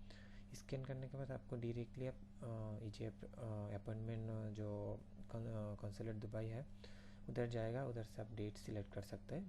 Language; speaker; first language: Hindi; non-native, fluent; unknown